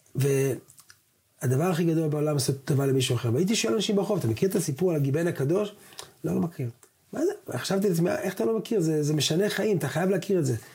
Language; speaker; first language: Hebrew; native; Hebrew